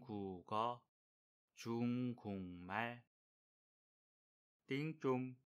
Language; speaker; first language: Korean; non-native, fluent; Vietnamese